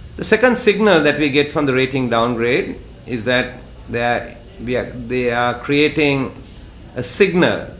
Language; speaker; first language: English; non-native, local second language; Sinhala